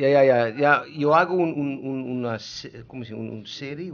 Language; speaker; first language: Spanish; non-native, learner; Dutch